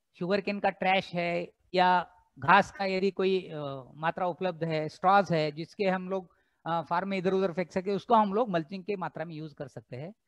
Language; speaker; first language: Hindi; non-native, local second language; Marathi